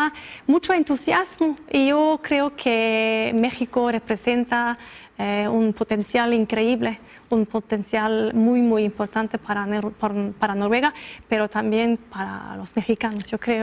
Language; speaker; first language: Spanish; non-native, fluent; Norwegian